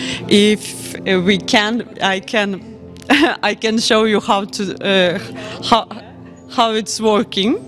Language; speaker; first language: English; non-native, learner; Ukrainian